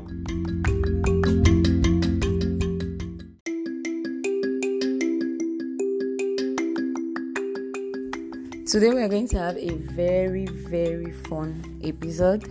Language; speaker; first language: English; non-native, local second language; French